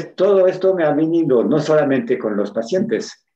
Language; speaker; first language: Spanish; non-native, fluent; French